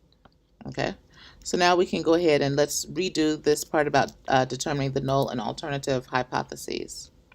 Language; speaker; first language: English; native; English